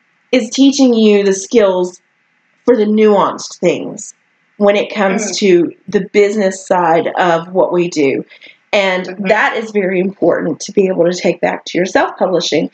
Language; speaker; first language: English; native; English